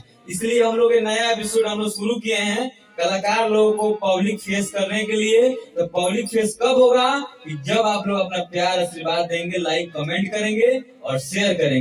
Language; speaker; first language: Hindi; non-native, local second language; Bhojpuri